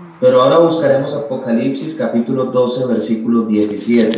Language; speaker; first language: Spanish; native; Spanish